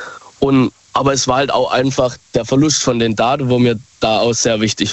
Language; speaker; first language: German; native; German